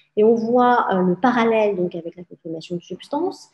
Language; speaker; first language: French; native; French